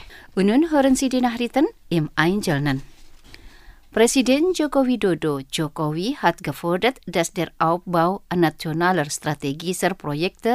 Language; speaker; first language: German; non-native, fluent; Indonesian